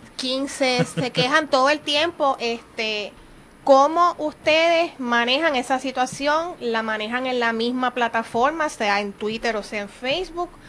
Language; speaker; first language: Spanish; native; Spanish